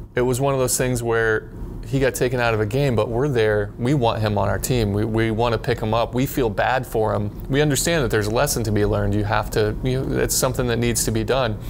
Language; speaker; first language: English; native; English